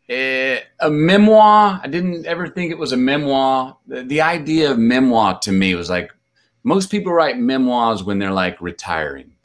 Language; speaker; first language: English; native; English